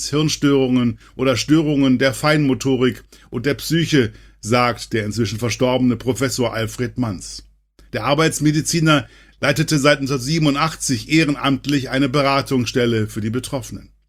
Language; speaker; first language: German; native; German